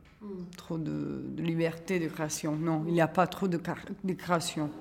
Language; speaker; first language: French; non-native, fluent; Italian